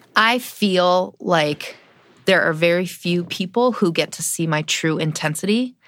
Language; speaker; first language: English; native; English